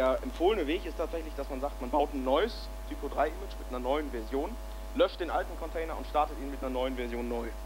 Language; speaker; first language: German; native; German